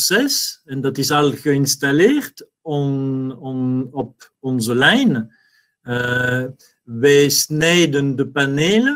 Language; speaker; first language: Dutch; non-native, learner; French